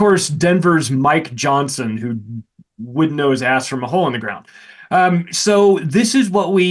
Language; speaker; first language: English; native; English